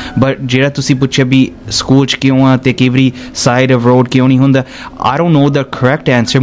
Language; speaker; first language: Punjabi; early bilingual, heritage; Punjabi